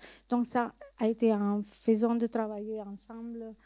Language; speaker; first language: French; non-native, learner; Italian